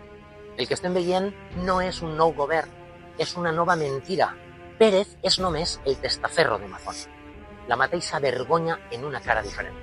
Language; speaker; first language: Catalan; native; Catalan